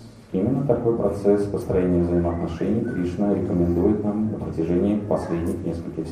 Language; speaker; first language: Russian; native; Russian